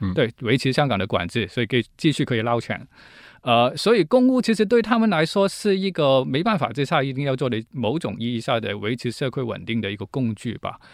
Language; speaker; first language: Chinese; non-native, local second language; Cantonese